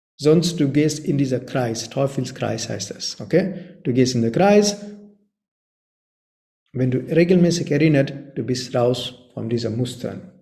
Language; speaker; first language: German; non-native, learner; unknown